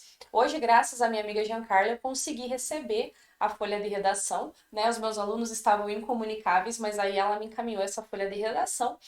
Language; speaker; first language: Portuguese; native; Portuguese